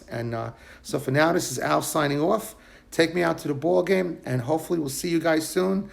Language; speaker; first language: English; native; English